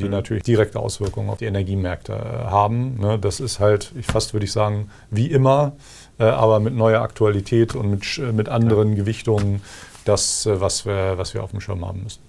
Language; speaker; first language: German; native; German